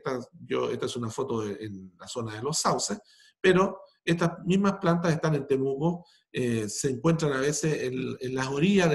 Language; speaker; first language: Spanish; native; Spanish